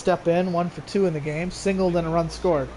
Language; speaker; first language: English; native; English